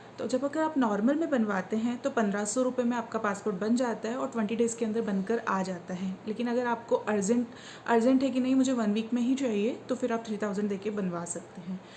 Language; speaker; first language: Hindi; native; Hindi